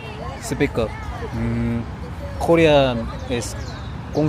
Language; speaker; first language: English; non-native, learner; Korean